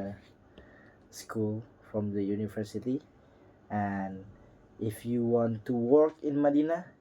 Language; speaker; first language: English; non-native, learner; Indonesian